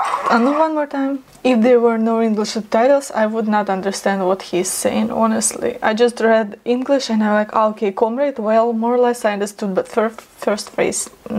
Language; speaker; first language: English; non-native, fluent; Ukrainian